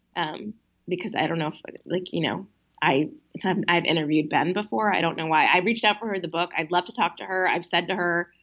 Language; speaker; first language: English; native; English